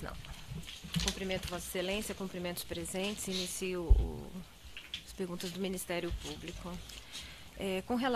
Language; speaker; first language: Portuguese; native; Portuguese